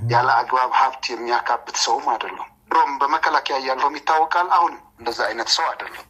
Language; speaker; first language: Amharic; non-native, local second language; Tigrinya